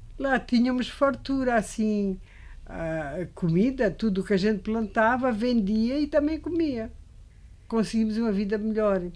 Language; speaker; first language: Portuguese; native; Portuguese